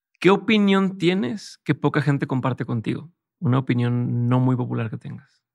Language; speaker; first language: Spanish; native; Spanish